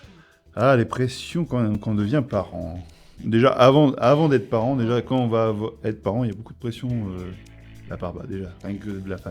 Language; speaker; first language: French; native; French